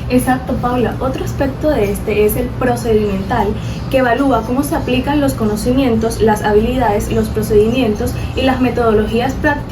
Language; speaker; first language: Spanish; native; Spanish